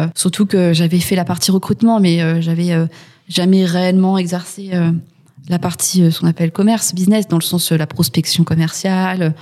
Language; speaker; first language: French; native; French